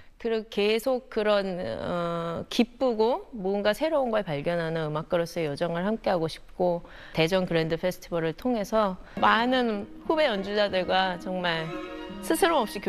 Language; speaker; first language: Korean; native; Korean